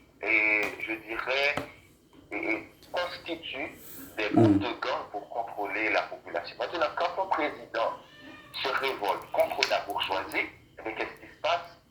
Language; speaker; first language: French; non-native, local second language; Haitian Creole